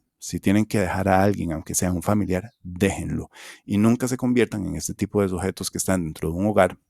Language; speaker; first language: Spanish; native; Spanish